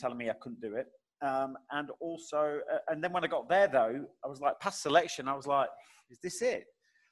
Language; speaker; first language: English; native; English